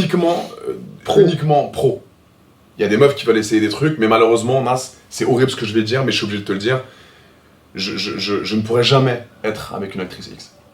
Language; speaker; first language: French; native; French